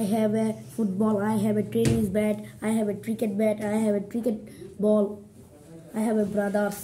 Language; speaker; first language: English; non-native, learner; Bangla